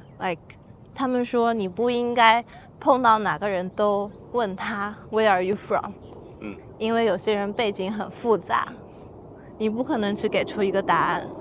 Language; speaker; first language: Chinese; native; Chinese